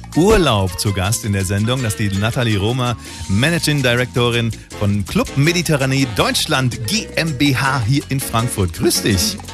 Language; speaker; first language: German; native; German